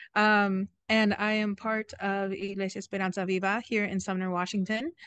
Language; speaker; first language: English; native; English